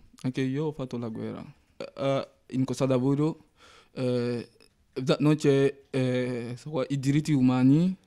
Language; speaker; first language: Italian; non-native, learner; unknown